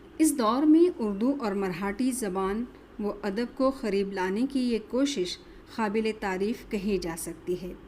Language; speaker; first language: Urdu; native; Urdu